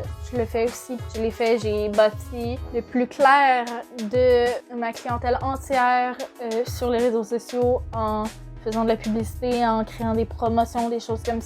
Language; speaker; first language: French; native; French